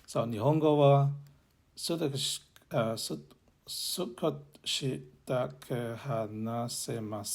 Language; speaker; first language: Japanese; non-native, learner; English